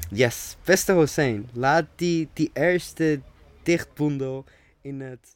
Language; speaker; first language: Dutch; non-native, fluent; Persian